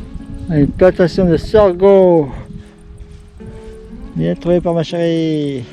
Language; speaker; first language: French; native; French